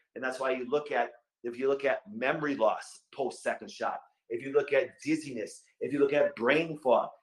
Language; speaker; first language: English; native; English